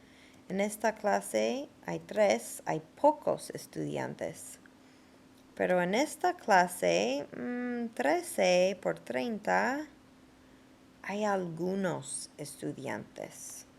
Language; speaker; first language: Spanish; non-native, fluent; English